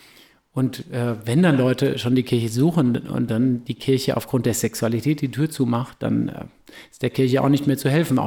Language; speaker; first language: German; native; German